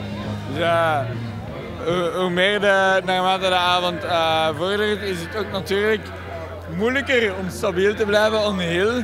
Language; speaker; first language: Dutch; native; Dutch